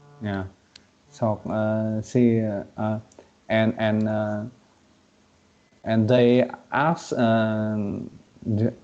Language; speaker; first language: English; non-native, learner; Vietnamese